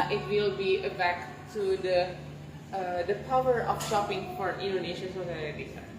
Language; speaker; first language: English; non-native, learner; Indonesian